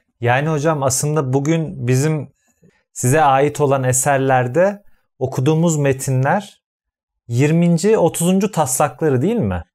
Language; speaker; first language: Turkish; native; Turkish